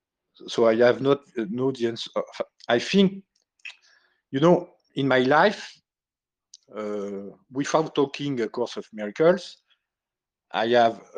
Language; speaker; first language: English; non-native, learner; French